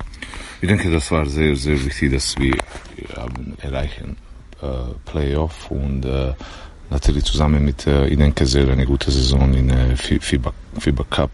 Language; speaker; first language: German; non-native, learner; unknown